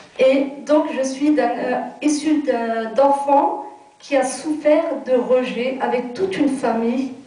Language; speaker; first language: French; early bilingual, other home language; Arabic